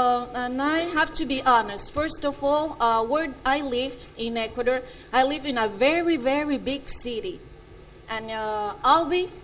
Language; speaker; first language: English; non-native, fluent; Spanish